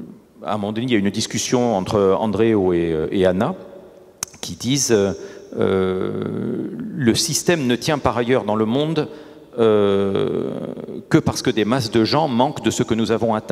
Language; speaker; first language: French; native; French